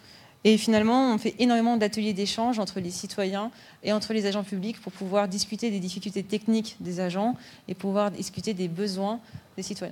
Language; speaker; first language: French; native; French